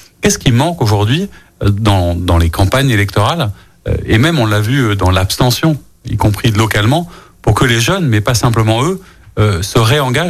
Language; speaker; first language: French; native; French